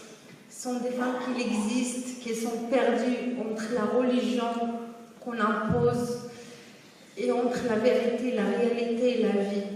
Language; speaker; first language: French; non-native, local second language; Arabic